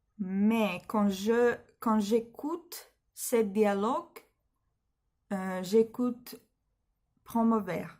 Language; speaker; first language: French; non-native, learner; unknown